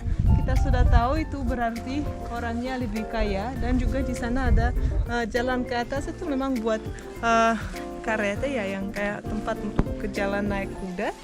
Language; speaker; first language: Indonesian; non-native, fluent; Russian